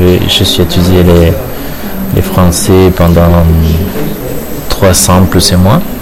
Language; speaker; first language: French; non-native, learner; Spanish